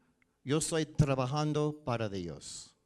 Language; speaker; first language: Spanish; non-native, learner; English